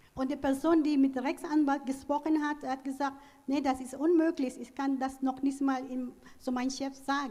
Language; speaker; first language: German; non-native, learner; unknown